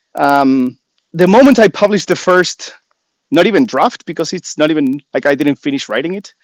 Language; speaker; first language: English; non-native, fluent; Spanish